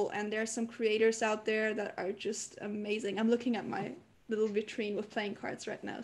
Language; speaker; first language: English; early bilingual, other home language; German